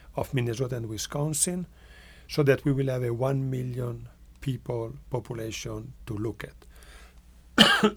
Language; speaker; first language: English; non-native, fluent; Italian